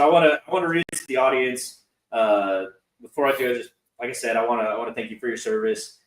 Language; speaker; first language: English; native; English